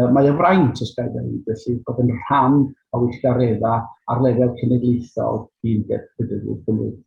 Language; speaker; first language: Welsh; native; Welsh